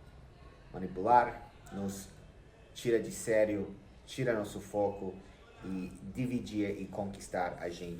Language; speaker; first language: Portuguese; non-native, fluent; English